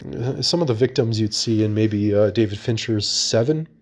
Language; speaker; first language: English; native; English